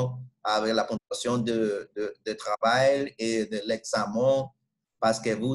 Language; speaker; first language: French; non-native, fluent; Spanish